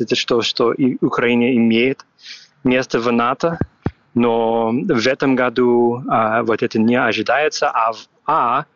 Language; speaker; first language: Russian; non-native, fluent; English